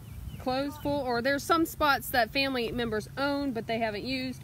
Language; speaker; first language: English; native; English